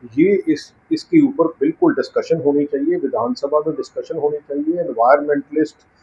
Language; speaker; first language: Hindi; non-native, local second language; Punjabi